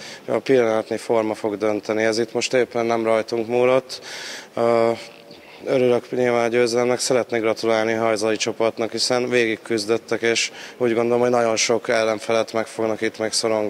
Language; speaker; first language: Hungarian; native; Hungarian